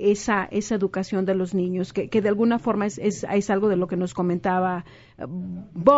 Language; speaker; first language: Spanish; native; Spanish